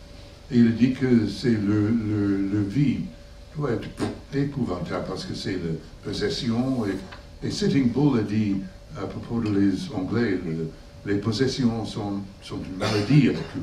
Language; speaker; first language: French; non-native, learner; English